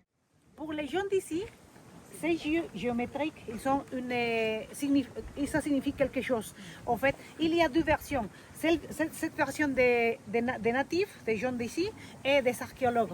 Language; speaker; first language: French; non-native, fluent; Spanish